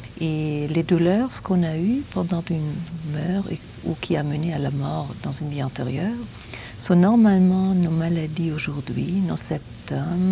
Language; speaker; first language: French; non-native, fluent; German